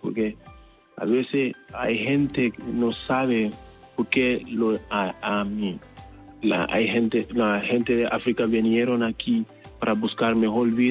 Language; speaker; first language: Spanish; non-native, learner; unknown